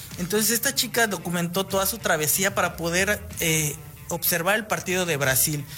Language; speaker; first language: Spanish; native; Spanish